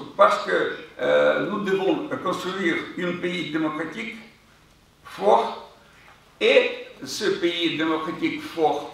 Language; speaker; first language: French; non-native, fluent; Ukrainian